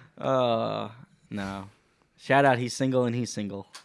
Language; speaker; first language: English; native; English